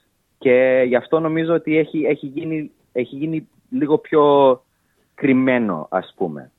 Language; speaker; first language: Greek; early bilingual, heritage; English